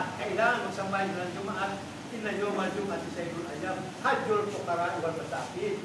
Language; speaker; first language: Filipino; non-native, local second language; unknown